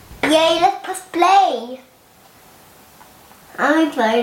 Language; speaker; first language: English; native; English